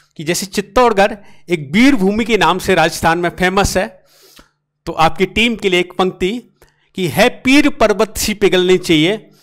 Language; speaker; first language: Hindi; native; Hindi